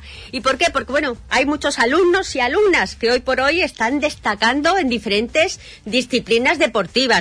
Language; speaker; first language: Spanish; native; Spanish